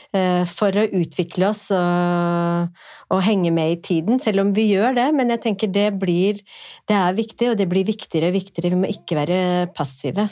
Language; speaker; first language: Norwegian; native; Norwegian